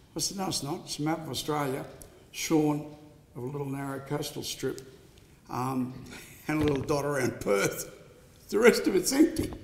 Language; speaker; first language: English; native; English